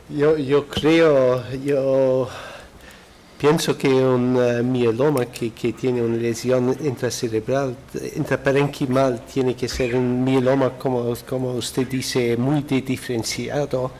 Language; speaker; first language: Spanish; non-native, fluent; Dutch